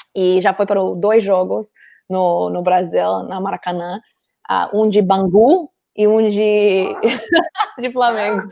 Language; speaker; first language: Portuguese; non-native, fluent; English